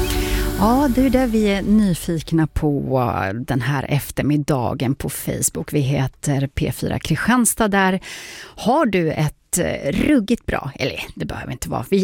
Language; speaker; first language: Swedish; native; Swedish